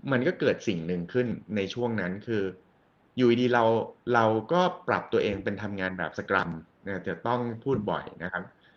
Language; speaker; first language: Thai; native; Thai